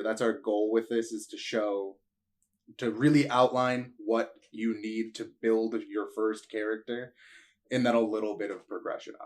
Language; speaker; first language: English; native; English